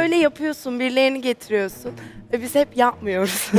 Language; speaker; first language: Turkish; native; Turkish